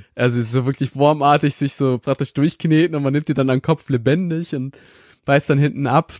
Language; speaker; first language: German; native; German